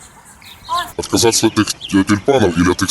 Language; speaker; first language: Russian; native; Russian